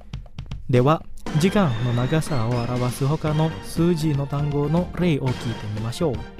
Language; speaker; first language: Japanese; non-native, fluent; Indonesian